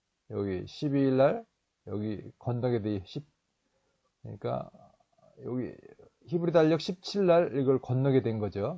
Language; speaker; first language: Korean; native; Korean